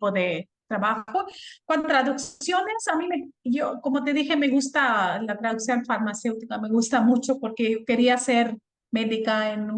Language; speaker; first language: Spanish; non-native, fluent; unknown